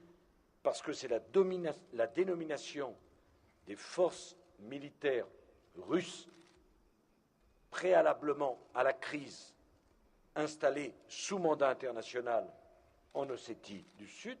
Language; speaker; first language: French; native; French